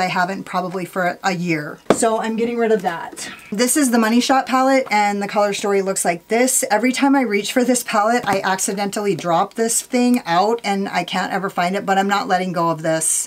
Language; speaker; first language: English; native; English